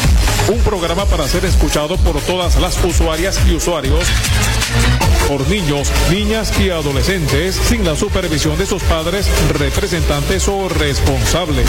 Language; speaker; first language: Spanish; native; Spanish